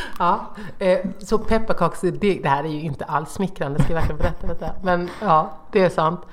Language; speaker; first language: Swedish; native; Swedish